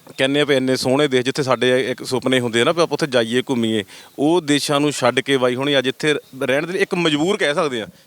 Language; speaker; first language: Punjabi; native; Punjabi